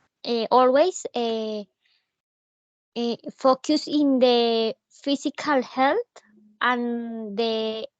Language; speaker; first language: English; non-native, learner; Spanish